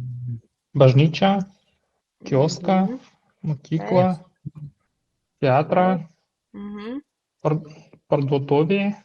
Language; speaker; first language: Lithuanian; non-native, learner; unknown